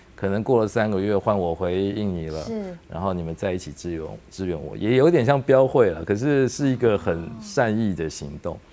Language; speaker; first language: Chinese; native; Chinese